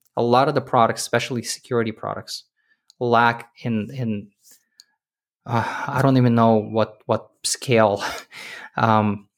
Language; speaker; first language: English; early bilingual, other home language; Russian